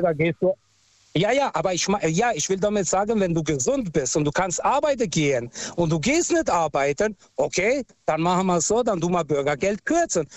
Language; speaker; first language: German; non-native, local second language; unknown